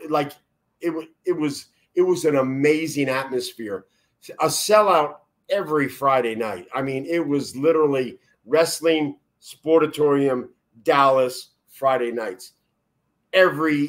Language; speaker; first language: English; native; English